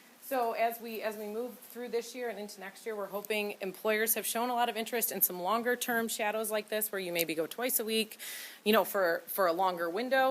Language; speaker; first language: English; native; English